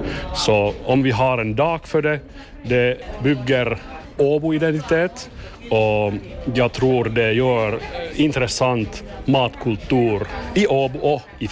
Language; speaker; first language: Swedish; non-native, local second language; Finnish